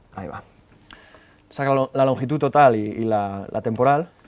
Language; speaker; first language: Spanish; native; Spanish